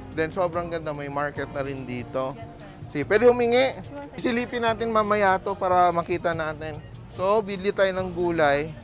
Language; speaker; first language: Filipino; non-native, local second language; Cebuano